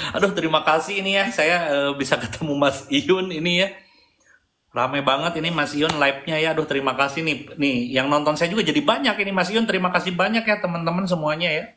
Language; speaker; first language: Indonesian; native; Indonesian